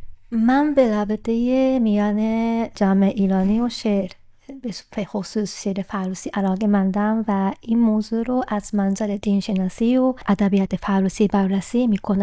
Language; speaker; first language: Persian; non-native, fluent; Japanese